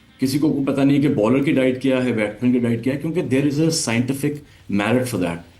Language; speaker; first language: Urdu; native; Urdu